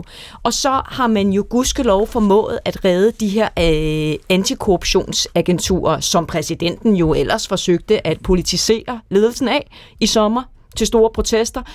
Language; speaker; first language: Danish; native; Danish